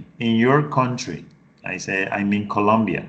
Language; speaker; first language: English; non-native, fluent; Spanish